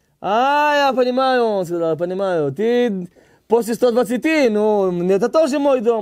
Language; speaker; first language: Russian; early bilingual, heritage; Hebrew